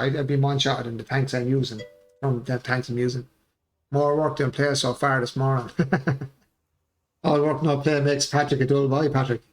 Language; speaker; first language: English; native; English